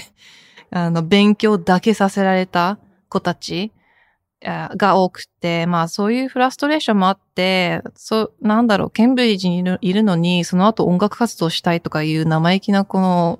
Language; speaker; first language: Japanese; early bilingual, heritage; Japanese